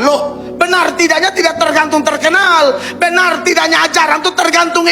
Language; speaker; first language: Indonesian; native; Indonesian